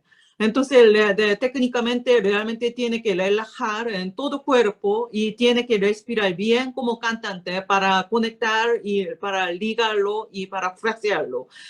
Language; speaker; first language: Spanish; non-native, learner; Korean